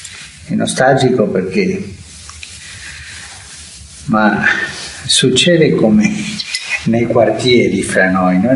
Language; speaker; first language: Italian; non-native, fluent; Spanish